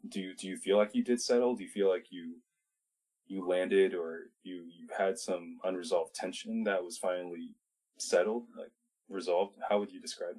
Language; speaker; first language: English; early bilingual, other home language; Chinese